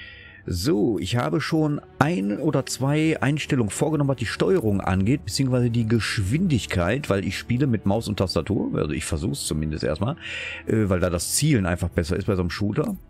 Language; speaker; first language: German; native; German